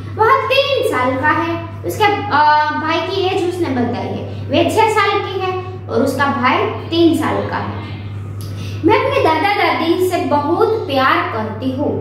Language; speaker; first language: Hindi; non-native, local second language; Gujarati